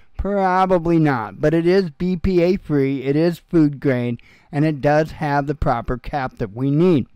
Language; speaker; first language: English; native; English